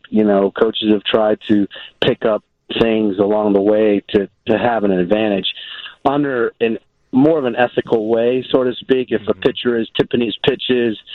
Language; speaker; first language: English; native; English